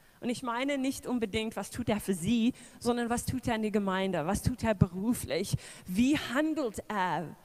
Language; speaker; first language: German; non-native, fluent; English